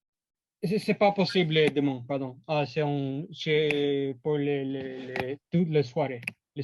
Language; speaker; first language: French; non-native, learner; English